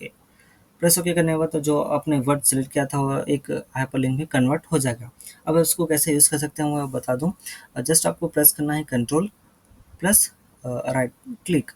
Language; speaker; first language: Hindi; native; Hindi